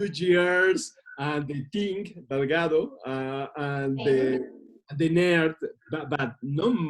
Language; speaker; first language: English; non-native, learner; Spanish